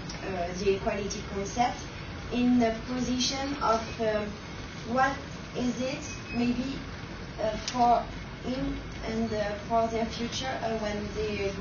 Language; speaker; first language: English; non-native, learner; French